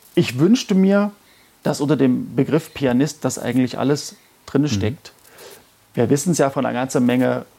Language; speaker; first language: German; native; German